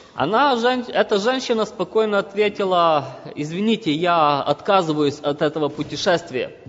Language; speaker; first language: Russian; non-native, local second language; Ukrainian